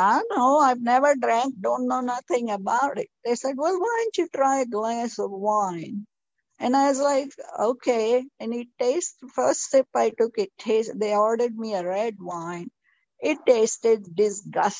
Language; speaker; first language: English; non-native, local second language; Marathi